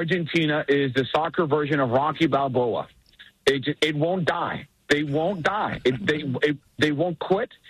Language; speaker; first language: English; native; English